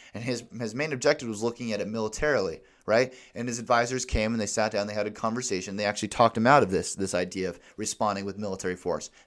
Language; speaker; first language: English; native; English